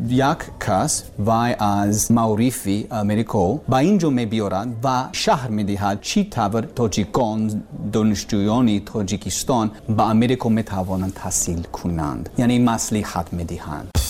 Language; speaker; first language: Persian; non-native, learner; English